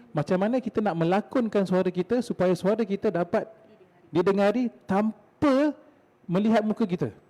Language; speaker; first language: Malay; native; Malay